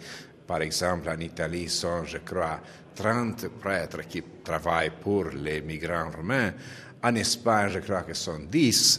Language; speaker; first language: French; non-native, fluent; Romanian